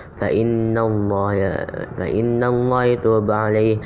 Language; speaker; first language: Arabic; non-native, learner; Indonesian